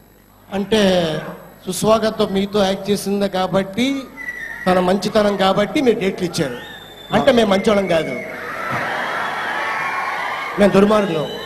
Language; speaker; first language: Telugu; native; Telugu